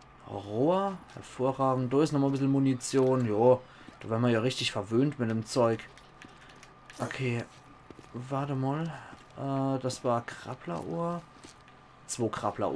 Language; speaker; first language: German; native; German